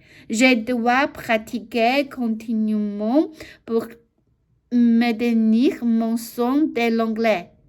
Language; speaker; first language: French; non-native, learner; Chinese